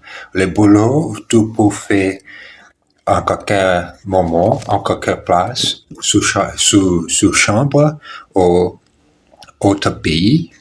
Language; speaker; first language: French; non-native, learner; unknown